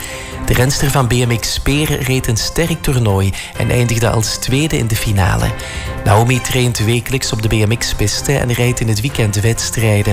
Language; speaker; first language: Dutch; native; Dutch